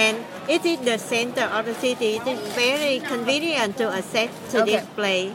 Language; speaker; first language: English; non-native, learner; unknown